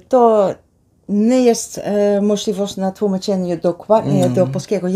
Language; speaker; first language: Polish; non-native, learner; Dutch